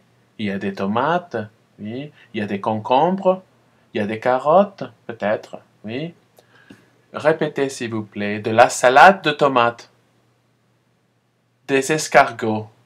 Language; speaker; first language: French; non-native, fluent; Spanish